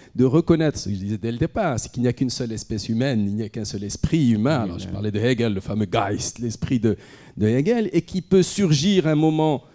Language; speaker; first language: French; non-native, local second language; Arabic